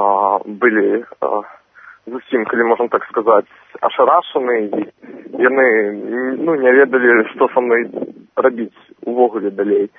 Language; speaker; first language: Belarusian; non-native, local second language; Russian